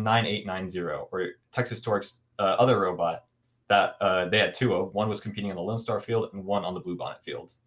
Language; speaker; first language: English; native; English